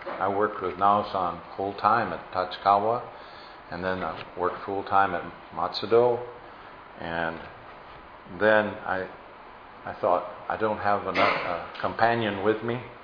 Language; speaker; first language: English; native; English